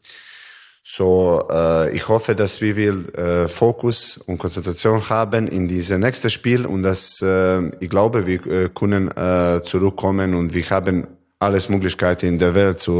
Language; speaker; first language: German; non-native, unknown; Serbian